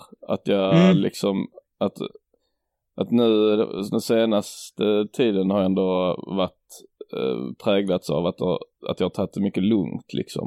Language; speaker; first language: Swedish; native; Swedish